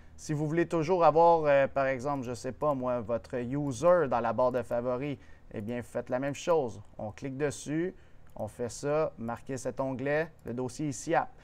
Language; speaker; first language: French; native; French